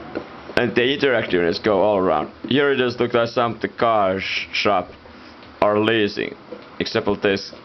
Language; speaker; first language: English; non-native, fluent; Italian